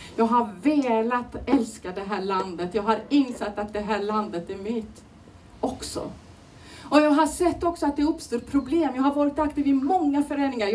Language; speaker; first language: Swedish; non-native, fluent; Turoyo